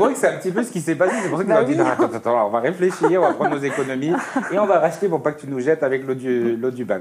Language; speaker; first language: French; native; French